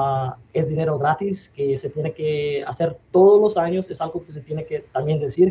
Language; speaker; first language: Spanish; early bilingual, other home language; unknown